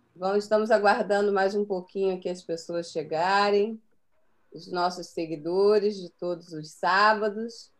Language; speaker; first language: Portuguese; native; Portuguese